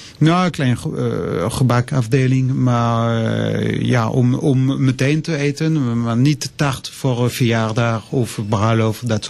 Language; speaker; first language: Dutch; non-native, fluent; French